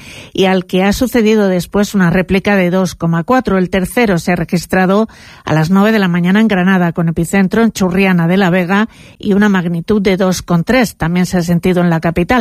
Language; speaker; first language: Spanish; native; Spanish